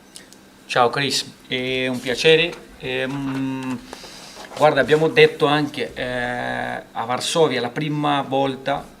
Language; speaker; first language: Italian; non-native, fluent; Portuguese